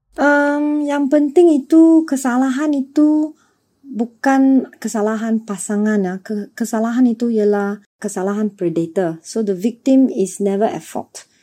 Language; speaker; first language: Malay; non-native, local second language; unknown